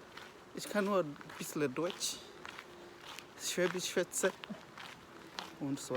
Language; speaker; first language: German; non-native, learner; Swahili